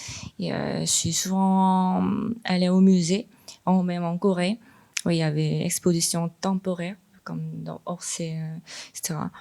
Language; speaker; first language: French; non-native, fluent; Korean